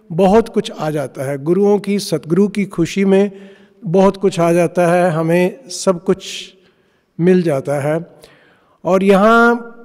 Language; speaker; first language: Hindi; non-native, local second language; Punjabi